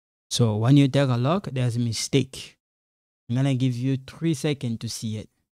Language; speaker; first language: English; non-native, fluent; Lingala